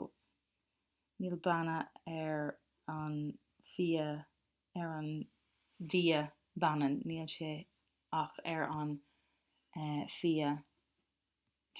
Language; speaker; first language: Irish; non-native, local second language; English